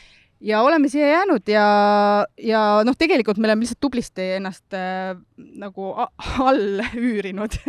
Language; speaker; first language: Estonian; native; Estonian